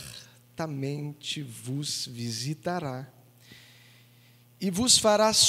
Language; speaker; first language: Portuguese; native; Portuguese